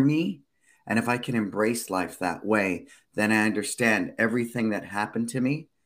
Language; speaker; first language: English; native; English